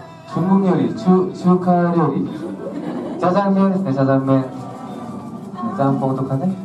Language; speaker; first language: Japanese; non-native, learner; Korean